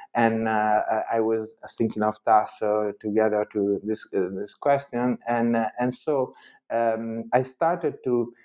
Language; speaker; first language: English; non-native, fluent; Italian